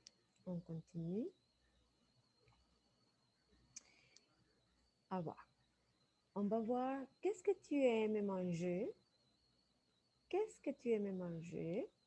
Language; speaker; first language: French; non-native, fluent; Spanish